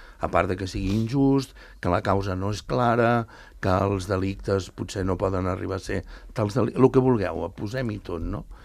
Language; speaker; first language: Catalan; native; Catalan